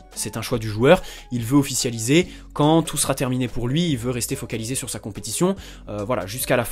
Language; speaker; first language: French; native; French